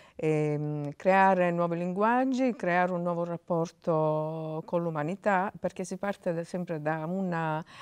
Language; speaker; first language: Italian; non-native, local second language; Sicilian